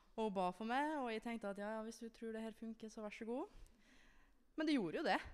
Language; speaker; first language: Norwegian; native; Norwegian